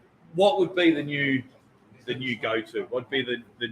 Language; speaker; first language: English; native; English